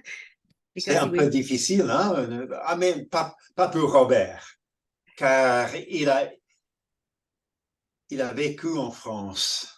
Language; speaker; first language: French; non-native, fluent; English